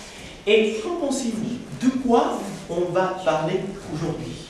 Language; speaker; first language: French; non-native, fluent; Russian